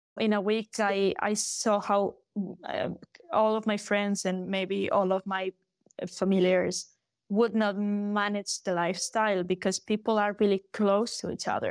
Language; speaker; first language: English; non-native, fluent; Galician